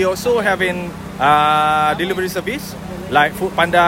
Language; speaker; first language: English; non-native, local second language; Malay